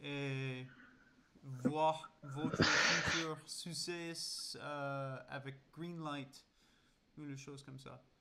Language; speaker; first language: French; non-native, learner; English